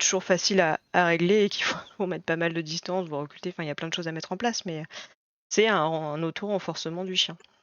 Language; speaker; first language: French; native; French